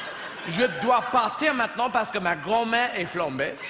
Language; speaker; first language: French; non-native, fluent; English